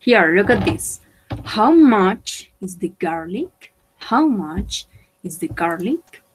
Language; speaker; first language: English; non-native, fluent; Spanish